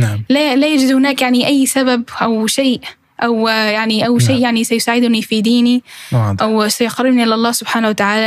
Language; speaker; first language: Arabic; early bilingual, heritage; Arabic